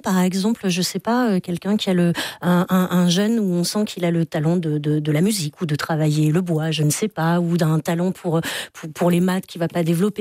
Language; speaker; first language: French; native; French